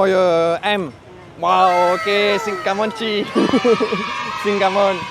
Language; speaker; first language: Vietnamese; non-native, learner; French